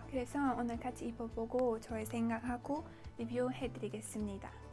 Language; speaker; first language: Korean; non-native, fluent; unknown